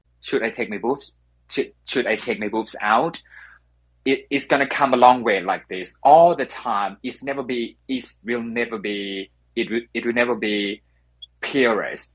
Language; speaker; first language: English; non-native, fluent; Thai